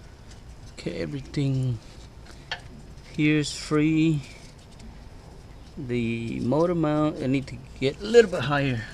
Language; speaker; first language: English; non-native, fluent; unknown